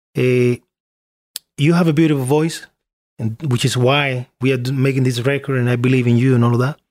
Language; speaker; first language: English; non-native, fluent; Spanish